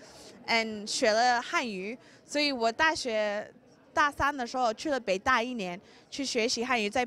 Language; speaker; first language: Chinese; early bilingual, heritage; English